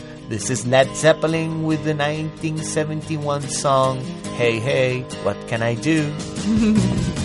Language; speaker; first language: English; non-native, fluent; Spanish